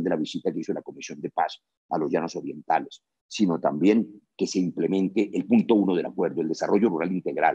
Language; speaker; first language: Spanish; native; Spanish